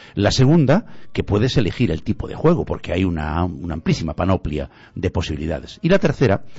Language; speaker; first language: Spanish; non-native, local second language; Galician